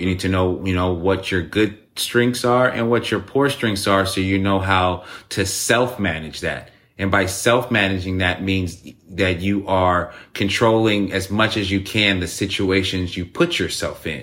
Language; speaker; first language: English; native; English